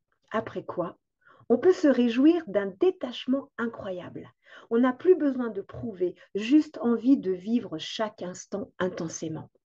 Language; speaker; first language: French; native; French